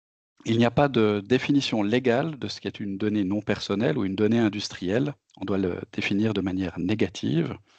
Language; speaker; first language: French; native; French